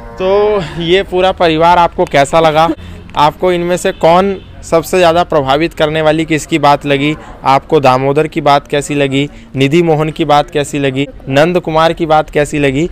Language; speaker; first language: Hindi; native; Hindi